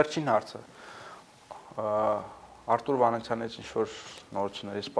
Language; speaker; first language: Armenian; native; Armenian